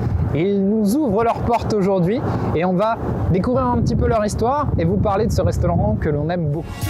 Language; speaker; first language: French; native; French